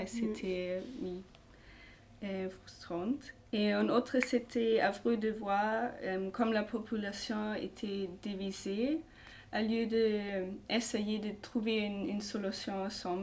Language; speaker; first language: French; non-native, learner; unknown